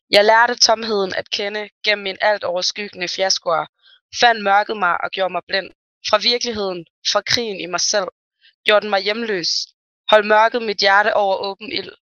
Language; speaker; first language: Danish; early bilingual, other home language; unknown